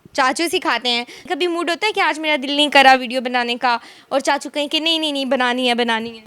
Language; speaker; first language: Urdu; native; Urdu